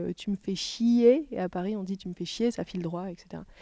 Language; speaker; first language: French; native; French